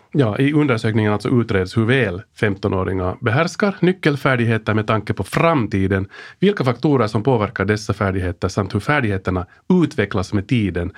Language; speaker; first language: Swedish; native; Swedish